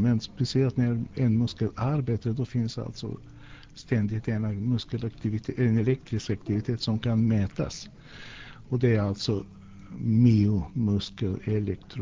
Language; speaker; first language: Swedish; non-native, fluent; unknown